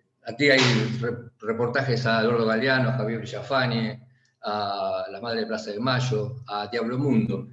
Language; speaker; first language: Spanish; native; Spanish